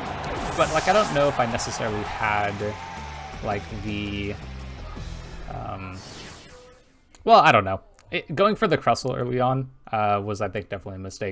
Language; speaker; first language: English; native; English